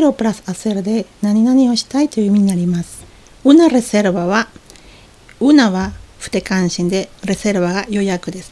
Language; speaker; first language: Japanese; non-native, fluent; Spanish